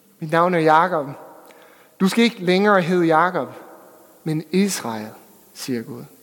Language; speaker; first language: Danish; non-native, fluent; English